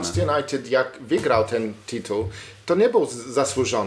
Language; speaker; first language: Polish; non-native, learner; English